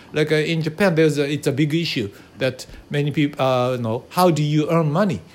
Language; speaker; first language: English; non-native, learner; Japanese